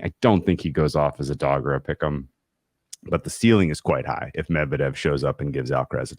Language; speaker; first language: English; native; English